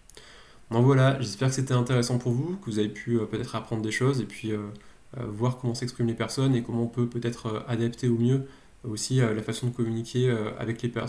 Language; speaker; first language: French; native; French